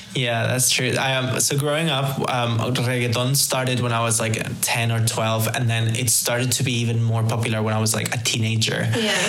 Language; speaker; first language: English; early bilingual, other home language; Spanish